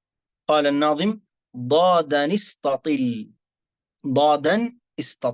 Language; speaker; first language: Arabic; native; Arabic